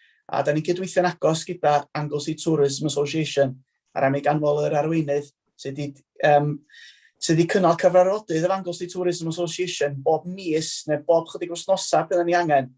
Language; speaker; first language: Welsh; native; Welsh